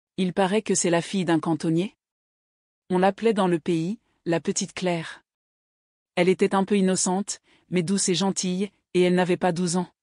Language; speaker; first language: French; native; French